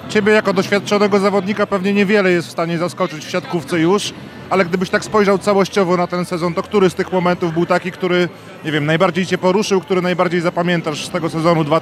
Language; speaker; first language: Polish; native; Polish